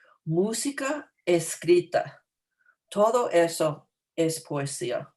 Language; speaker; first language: Spanish; non-native, fluent; English